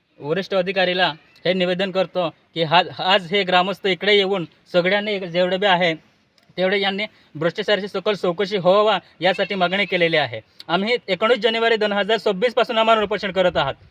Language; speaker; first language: Marathi; non-native, local second language; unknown